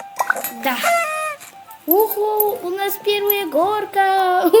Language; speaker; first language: Russian; non-native, local second language; Kazakh